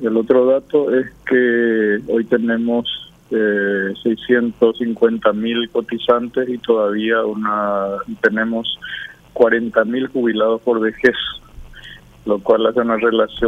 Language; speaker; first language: Spanish; native; Spanish